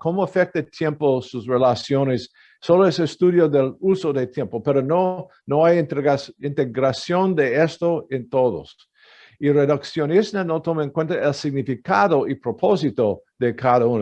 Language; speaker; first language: Spanish; non-native, fluent; English